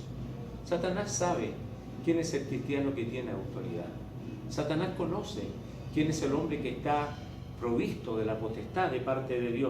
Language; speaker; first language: Spanish; native; Spanish